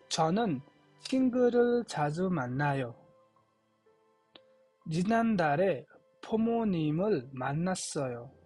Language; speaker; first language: Korean; non-native, fluent; Nepali